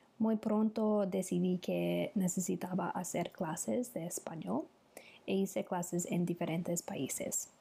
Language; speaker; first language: Spanish; non-native, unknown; English